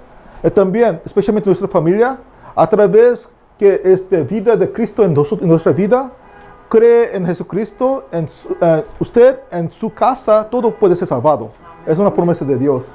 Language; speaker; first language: Spanish; non-native, learner; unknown